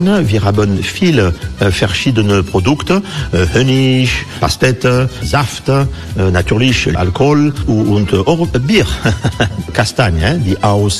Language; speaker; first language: German; non-native, learner; French